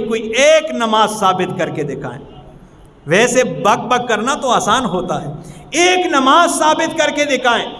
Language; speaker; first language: Urdu; non-native, local second language; Pashto